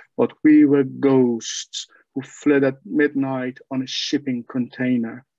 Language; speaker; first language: English; non-native, fluent; Persian